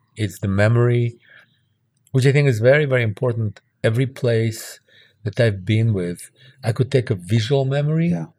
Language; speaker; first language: English; early bilingual, other home language; Russian